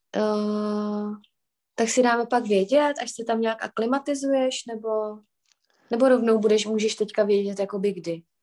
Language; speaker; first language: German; non-native, fluent; Czech